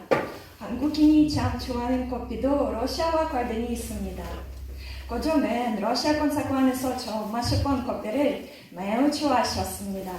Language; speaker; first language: Korean; non-native, learner; Russian